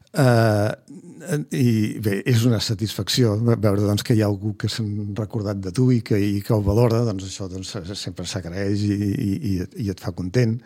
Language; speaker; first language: Catalan; native; Catalan